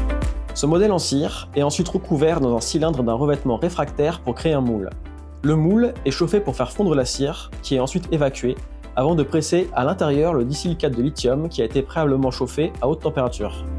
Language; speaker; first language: French; native; French